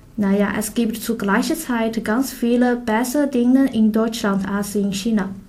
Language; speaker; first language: German; non-native, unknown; Chinese